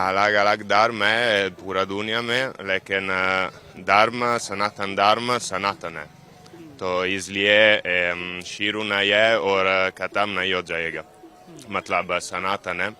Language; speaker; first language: Hindi; non-native, learner; Italian